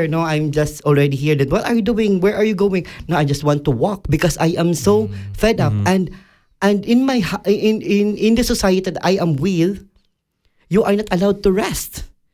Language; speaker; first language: English; non-native, local second language; Cebuano